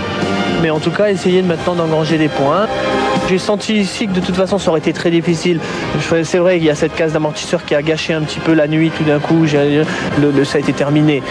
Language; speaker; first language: French; native; French